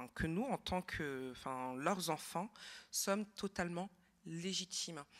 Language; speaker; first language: French; native; French